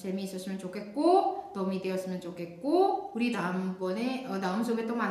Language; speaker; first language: Korean; non-native, fluent; Indonesian